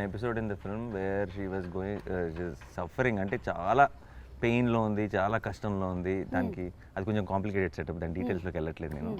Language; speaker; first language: Telugu; native; Telugu